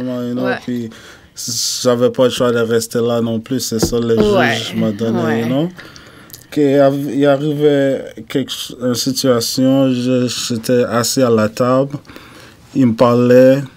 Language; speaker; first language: French; non-native, fluent; English